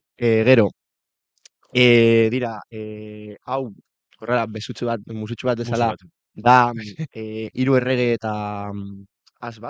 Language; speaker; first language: Basque; non-native, local second language; Spanish